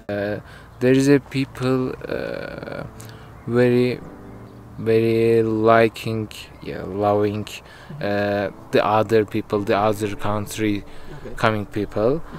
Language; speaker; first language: English; non-native, learner; Turkish